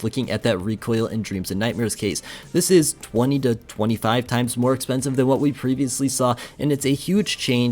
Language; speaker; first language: English; native; English